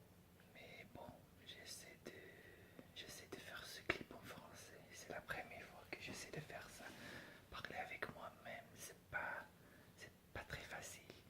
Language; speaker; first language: French; non-native, fluent; English